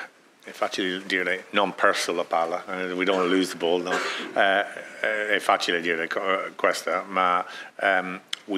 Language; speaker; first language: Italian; non-native, learner; English